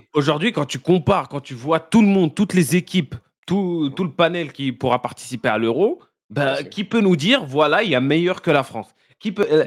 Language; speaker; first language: French; native; French